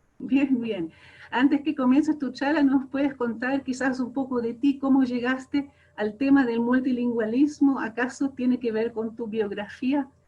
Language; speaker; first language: Spanish; non-native, fluent; German